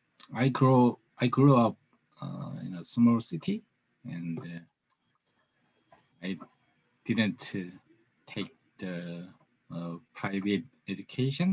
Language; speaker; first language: English; non-native, learner; Korean